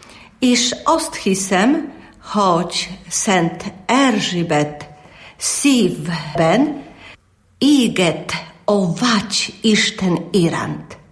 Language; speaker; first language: Hungarian; non-native, learner; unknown